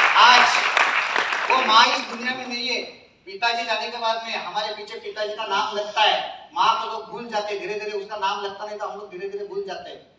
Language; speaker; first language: Hindi; non-native, local second language; Marathi